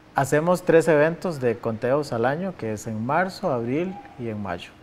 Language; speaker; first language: Spanish; native; Spanish